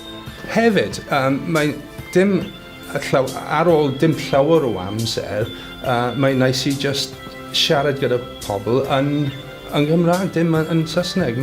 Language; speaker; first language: Welsh; non-native, learner; English